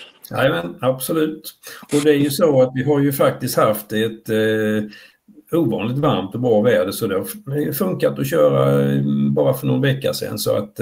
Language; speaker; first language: Swedish; native; Swedish